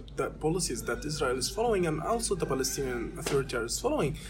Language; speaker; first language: English; non-native, fluent; Arabic